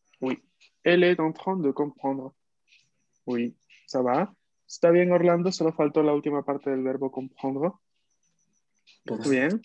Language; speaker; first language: Spanish; native; Spanish